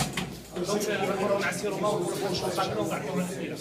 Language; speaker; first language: French; non-native, local second language; Arabic